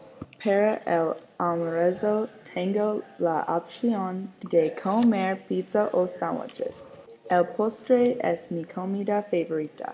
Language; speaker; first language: Spanish; non-native, learner; English